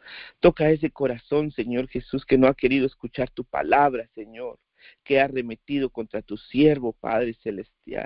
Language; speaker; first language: Spanish; native; Spanish